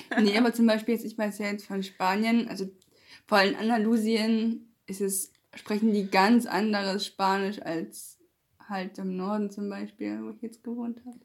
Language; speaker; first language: German; native; German